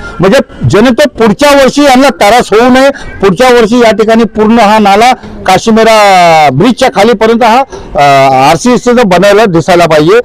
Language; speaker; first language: Marathi; native; Marathi